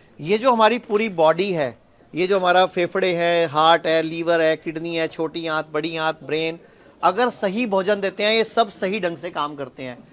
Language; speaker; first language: Hindi; native; Hindi